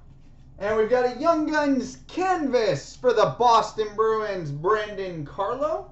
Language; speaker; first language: English; native; English